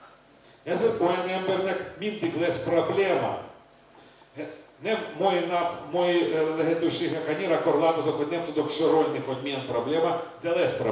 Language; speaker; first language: Hungarian; non-native, learner; Russian